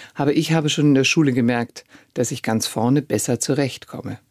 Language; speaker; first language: German; native; German